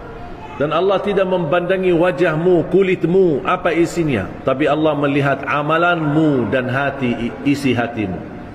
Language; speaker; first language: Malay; non-native, fluent; Arabic